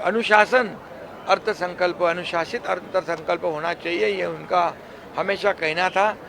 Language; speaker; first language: Hindi; non-native, local second language; Marathi